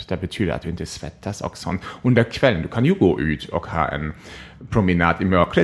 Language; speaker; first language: Swedish; non-native, fluent; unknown